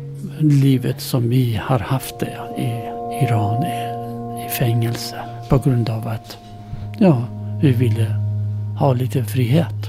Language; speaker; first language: Swedish; non-native, learner; Persian